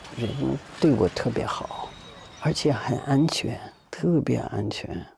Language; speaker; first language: Chinese; non-native, fluent; English